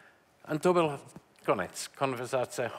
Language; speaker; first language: Czech; non-native, learner; English